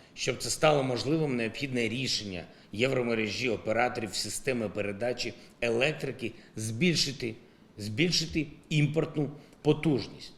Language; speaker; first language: Ukrainian; non-native, local second language; Russian